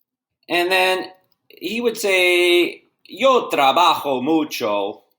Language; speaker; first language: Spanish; non-native, fluent; English